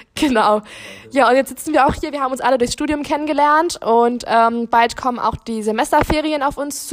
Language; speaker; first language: German; native; German